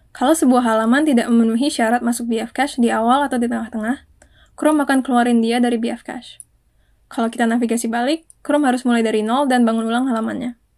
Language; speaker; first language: Indonesian; native; Indonesian